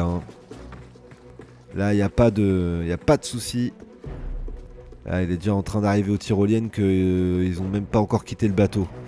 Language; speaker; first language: French; native; French